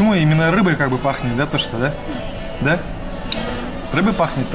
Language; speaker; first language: Russian; native; Russian